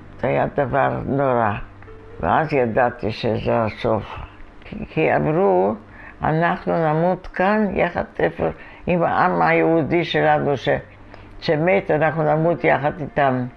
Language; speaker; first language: Hebrew; non-native, fluent; Polish